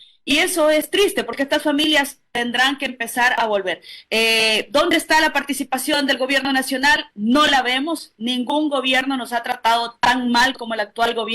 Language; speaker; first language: Spanish; native; Spanish